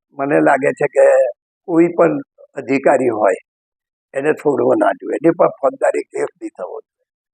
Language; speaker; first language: Gujarati; native; Gujarati